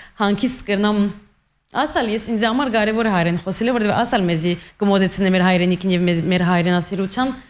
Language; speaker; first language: Armenian; early bilingual, heritage; Armenian